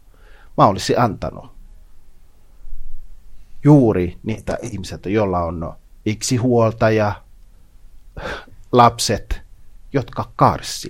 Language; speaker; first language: Finnish; non-native, fluent; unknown